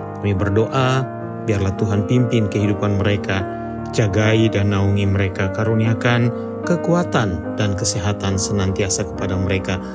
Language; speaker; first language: Indonesian; native; Indonesian